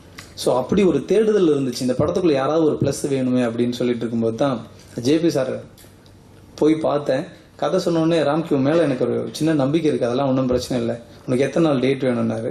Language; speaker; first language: Tamil; native; Tamil